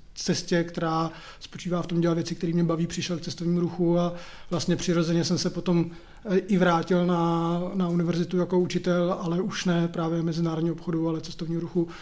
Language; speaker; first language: Czech; native; Czech